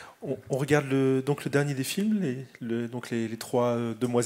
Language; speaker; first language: French; native; French